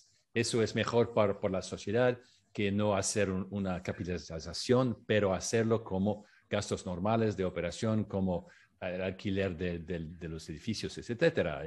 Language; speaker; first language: Spanish; non-native, fluent; French